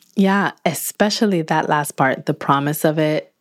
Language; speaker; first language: English; native; English